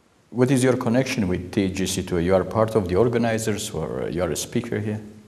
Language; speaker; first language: English; non-native, fluent; Romanian